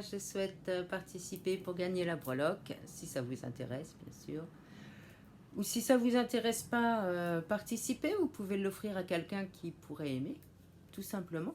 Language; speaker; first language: French; native; French